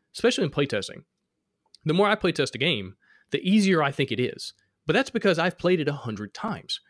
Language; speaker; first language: English; native; English